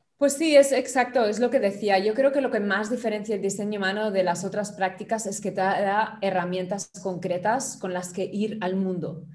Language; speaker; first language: Spanish; non-native, fluent; German